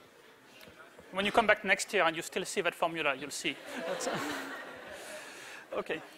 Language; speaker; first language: English; native; English